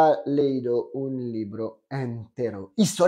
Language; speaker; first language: Spanish; non-native, fluent; French